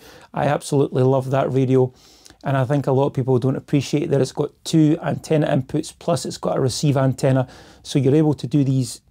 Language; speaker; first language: English; native; English